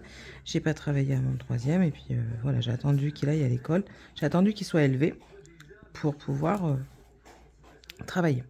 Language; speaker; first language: French; native; French